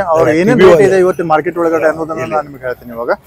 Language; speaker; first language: Kannada; native; Kannada